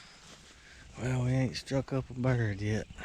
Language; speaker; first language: English; native; English